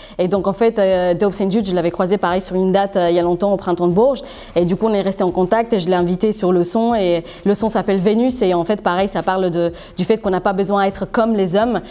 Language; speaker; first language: French; non-native, fluent; English